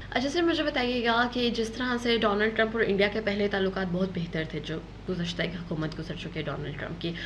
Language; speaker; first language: Urdu; native; Urdu